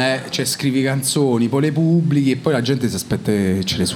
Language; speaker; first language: Italian; native; Italian